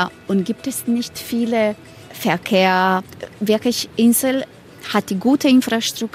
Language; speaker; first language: German; non-native, learner; Croatian